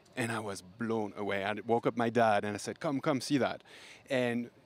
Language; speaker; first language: English; non-native, fluent; French